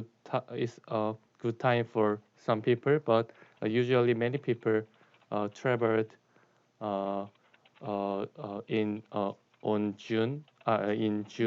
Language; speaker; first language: English; non-native, learner; Korean